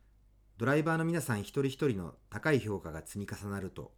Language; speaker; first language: Japanese; native; Japanese